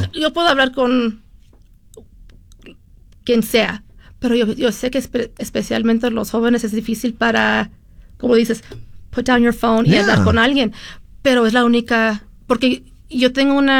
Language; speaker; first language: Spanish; early bilingual, heritage; Spanish